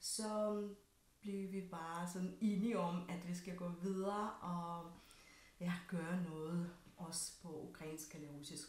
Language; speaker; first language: Danish; non-native, fluent; Russian